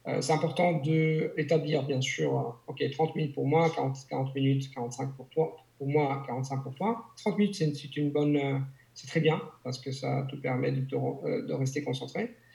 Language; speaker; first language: French; non-native, fluent; Italian